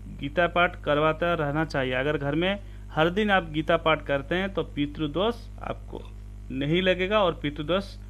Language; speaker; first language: Hindi; non-native, local second language; Odia